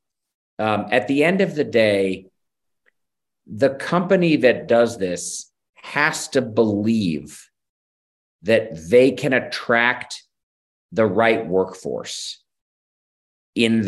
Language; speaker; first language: English; native; English